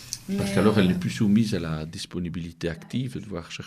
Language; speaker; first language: French; native; French